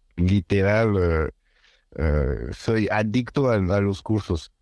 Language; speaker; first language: Spanish; non-native, fluent; French